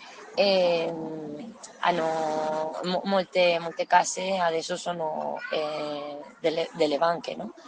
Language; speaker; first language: Italian; non-native, learner; Spanish